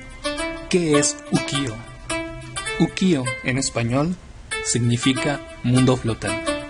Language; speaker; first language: Spanish; native; Spanish